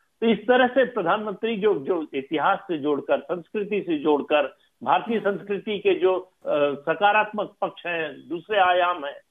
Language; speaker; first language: Hindi; native; Hindi